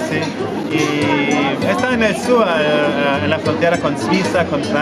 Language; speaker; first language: Spanish; non-native, fluent; German